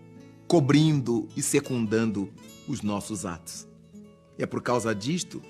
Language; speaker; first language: Portuguese; native; Portuguese